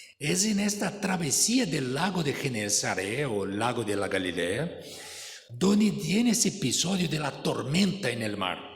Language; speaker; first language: Spanish; non-native, fluent; Portuguese